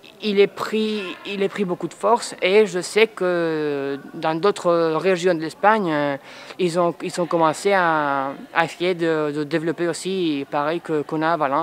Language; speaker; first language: French; non-native, fluent; Spanish